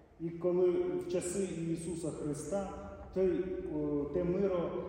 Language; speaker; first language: Polish; non-native, learner; Ukrainian